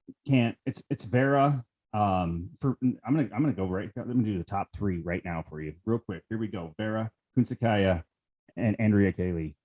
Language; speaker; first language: English; native; English